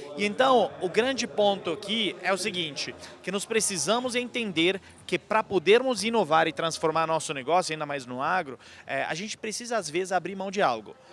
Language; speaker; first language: Portuguese; non-native, fluent; Italian